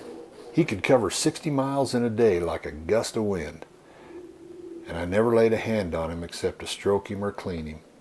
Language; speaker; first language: English; native; English